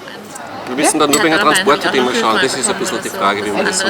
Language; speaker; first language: German; native; German